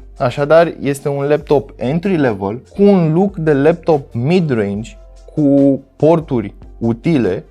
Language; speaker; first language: Romanian; native; Romanian